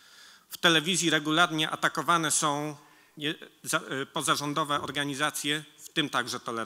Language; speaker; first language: Polish; native; Polish